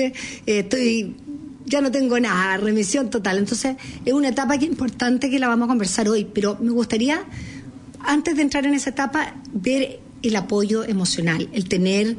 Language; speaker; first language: Spanish; native; Spanish